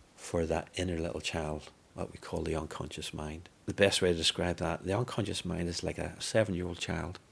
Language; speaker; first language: English; native; English